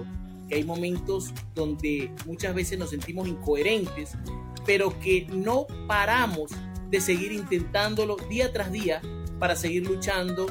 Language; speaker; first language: Spanish; native; Spanish